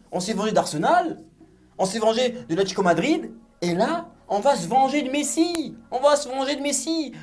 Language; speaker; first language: French; native; French